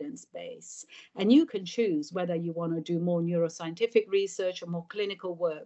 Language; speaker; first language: English; early bilingual, other home language; Italian